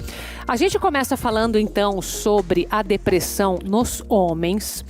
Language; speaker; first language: Portuguese; native; Portuguese